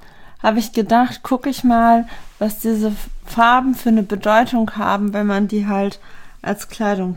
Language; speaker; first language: German; native; German